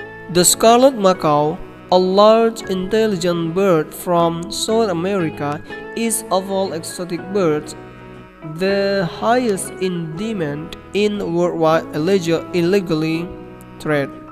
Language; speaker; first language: English; non-native, fluent; Indonesian